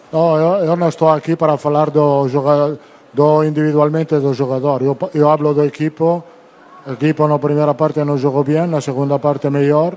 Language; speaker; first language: Portuguese; non-native, learner; Spanish